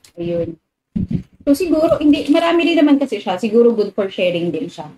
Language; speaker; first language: Filipino; native; Filipino